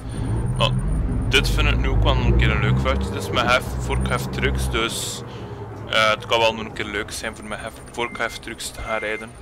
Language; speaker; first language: Dutch; native; Dutch